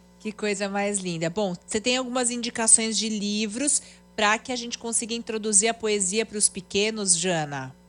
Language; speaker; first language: Portuguese; native; Portuguese